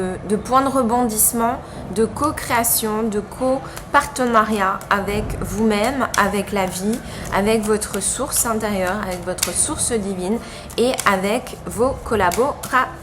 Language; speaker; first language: French; native; French